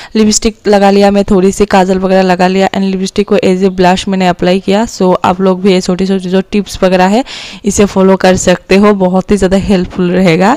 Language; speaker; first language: Hindi; non-native, local second language; Assamese